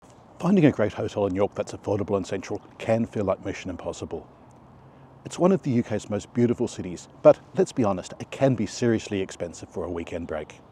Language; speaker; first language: English; native; English